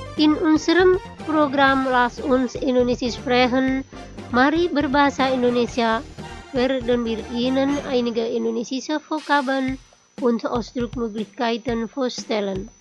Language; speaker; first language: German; non-native, fluent; Indonesian